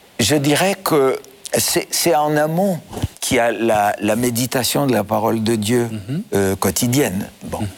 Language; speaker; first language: French; non-native, fluent; Greek